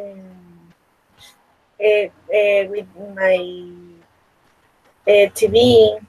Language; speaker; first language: English; non-native, learner; Spanish